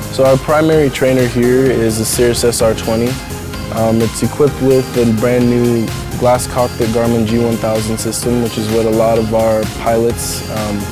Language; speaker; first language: English; native; English